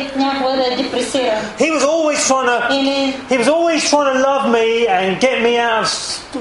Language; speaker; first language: English; native; English